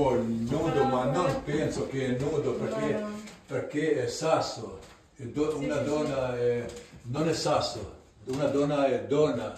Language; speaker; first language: Italian; non-native, learner; Albanian